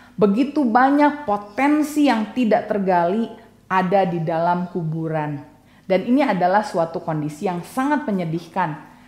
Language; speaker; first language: Indonesian; native; Indonesian